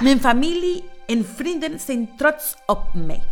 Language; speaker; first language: Dutch; non-native, fluent; Spanish